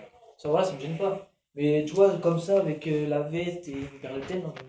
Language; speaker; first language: French; native; French